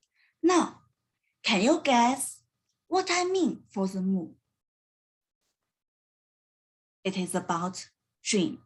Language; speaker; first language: English; non-native, learner; Chinese